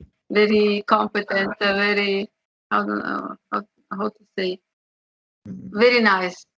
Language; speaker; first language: English; non-native, learner; Italian